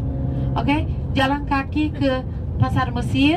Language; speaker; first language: Indonesian; non-native, fluent; Turkish